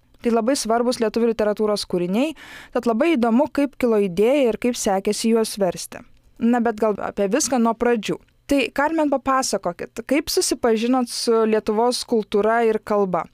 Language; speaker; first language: Lithuanian; native; Lithuanian